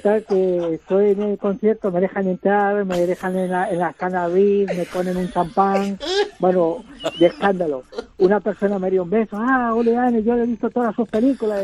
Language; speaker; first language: Spanish; native; Spanish